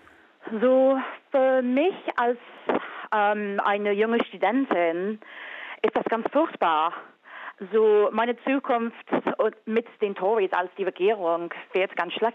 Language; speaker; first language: German; non-native, fluent; English